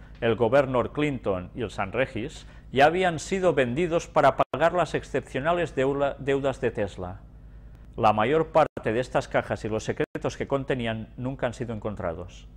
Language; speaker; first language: Spanish; native; Spanish